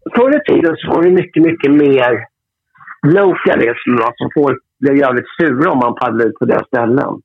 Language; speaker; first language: Swedish; native; Swedish